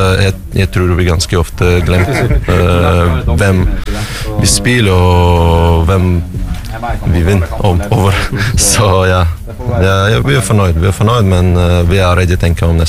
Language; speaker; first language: Norwegian; non-native, fluent; Russian